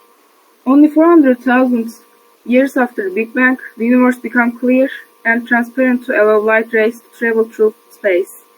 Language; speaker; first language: English; non-native, learner; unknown